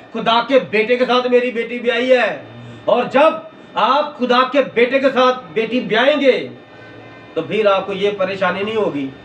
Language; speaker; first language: Urdu; non-native, local second language; Punjabi